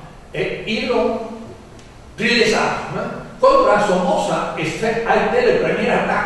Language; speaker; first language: French; non-native, fluent; Spanish